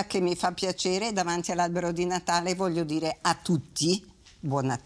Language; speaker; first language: Italian; native; Italian